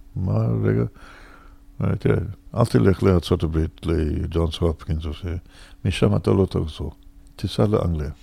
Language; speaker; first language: Hebrew; non-native, fluent; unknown